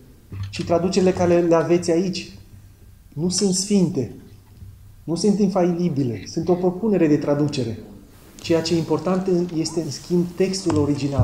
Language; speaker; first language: Romanian; native; Romanian